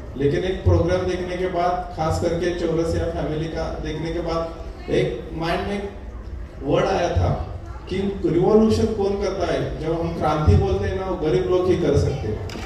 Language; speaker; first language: Hindi; non-native, local second language; Marathi